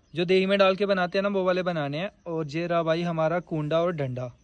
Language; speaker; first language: Hindi; native; Hindi